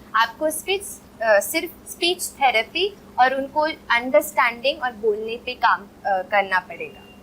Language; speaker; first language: Hindi; non-native, local second language; Marathi